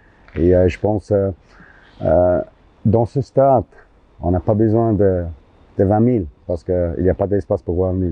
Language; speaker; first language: French; non-native, local second language; German